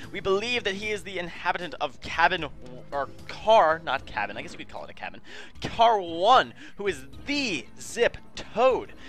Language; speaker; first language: English; native; English